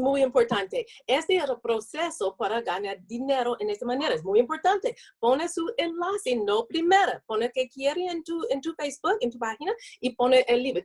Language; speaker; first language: Spanish; non-native, learner; English